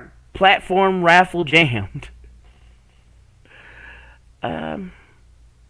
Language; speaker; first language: English; native; English